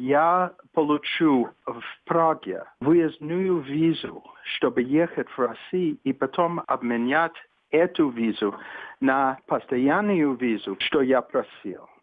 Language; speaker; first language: Russian; non-native, fluent; English